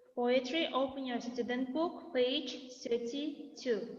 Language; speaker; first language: English; non-native, fluent; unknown